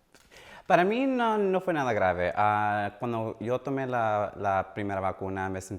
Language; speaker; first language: Spanish; early bilingual, heritage; Spanish